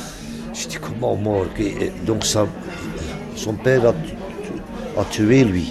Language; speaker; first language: French; non-native, local second language; Dutch